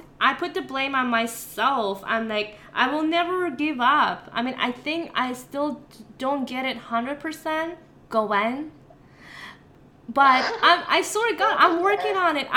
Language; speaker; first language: English; non-native, fluent; Persian